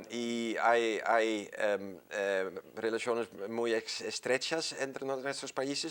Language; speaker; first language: Spanish; non-native, fluent; Dutch